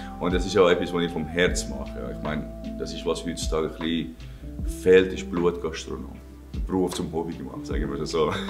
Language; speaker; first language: German; non-native, fluent; Persian